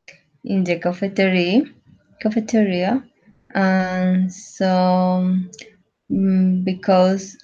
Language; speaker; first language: English; non-native, learner; Spanish